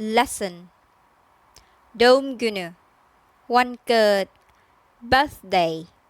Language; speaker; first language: Thai; native; Thai